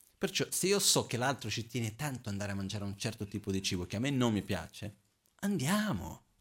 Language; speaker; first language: Italian; non-native, fluent; Portuguese